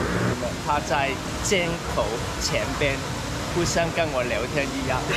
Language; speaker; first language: Chinese; non-native, local second language; Cantonese